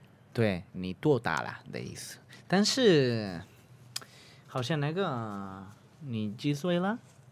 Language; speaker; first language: Chinese; non-native, fluent; Spanish